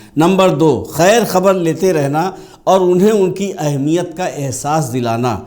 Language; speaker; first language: Urdu; native; Urdu